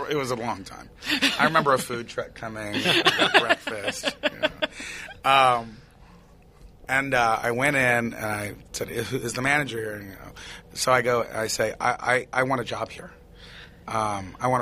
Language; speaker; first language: English; native; English